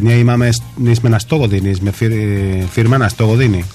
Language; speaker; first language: Bulgarian; non-native, learner; Spanish